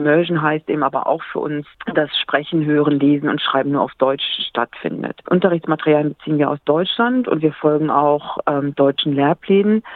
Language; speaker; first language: German; native; German